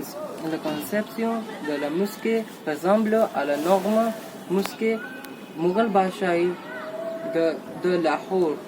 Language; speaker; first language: French; non-native, learner; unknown